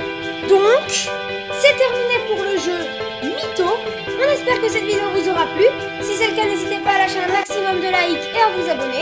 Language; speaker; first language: French; native; French